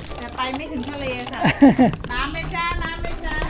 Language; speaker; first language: Thai; native; Thai